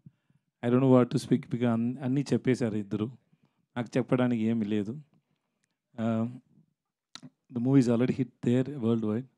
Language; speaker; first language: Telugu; non-native, learner; Tamil